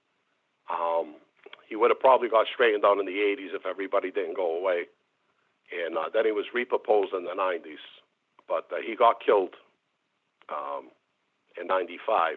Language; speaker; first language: English; native; English